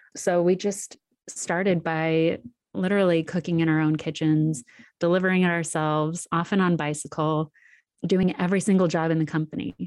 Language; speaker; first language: English; native; English